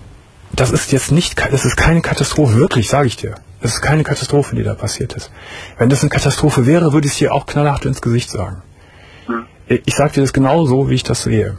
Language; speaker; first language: German; native; German